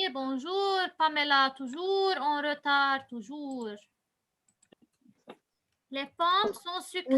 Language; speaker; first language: French; non-native, local second language; Arabic